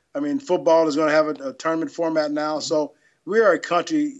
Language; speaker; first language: English; native; English